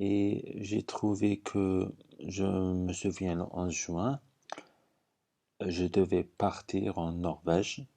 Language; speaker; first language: French; non-native, fluent; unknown